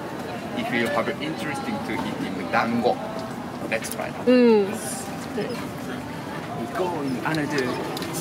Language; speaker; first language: English; non-native, learner; Japanese